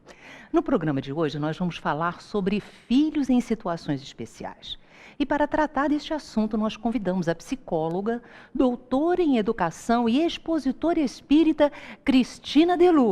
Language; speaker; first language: Portuguese; native; Portuguese